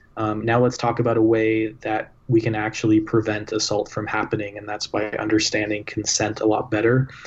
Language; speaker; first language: English; native; English